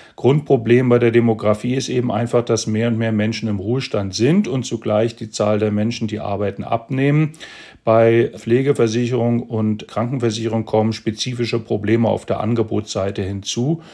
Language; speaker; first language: German; native; German